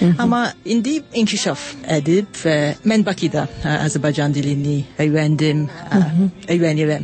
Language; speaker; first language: Azerbaijani; non-native, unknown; English